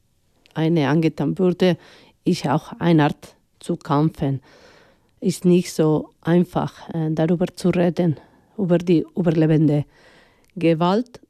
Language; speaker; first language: German; non-native, fluent; Spanish